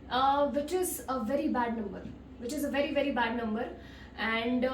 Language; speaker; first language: Hindi; native; Hindi